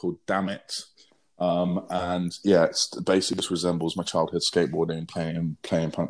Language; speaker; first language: English; native; English